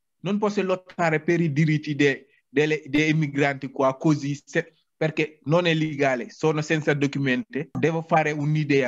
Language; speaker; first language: Italian; non-native, learner; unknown